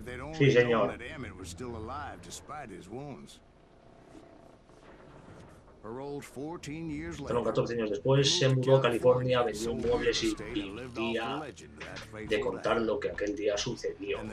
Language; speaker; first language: Spanish; native; Spanish